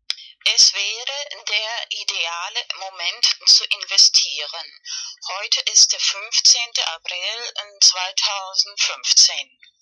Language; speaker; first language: German; non-native, fluent; Spanish